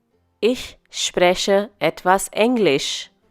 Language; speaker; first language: German; non-native, fluent; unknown